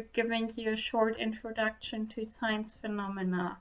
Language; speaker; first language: English; non-native, fluent; German